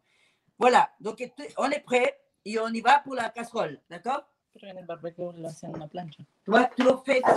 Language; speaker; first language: French; non-native, fluent; Spanish